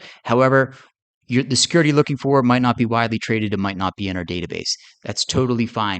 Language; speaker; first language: English; native; English